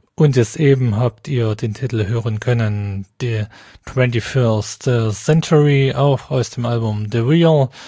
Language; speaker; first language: German; native; German